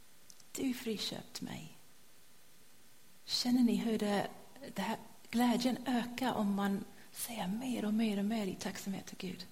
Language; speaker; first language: Swedish; non-native, fluent; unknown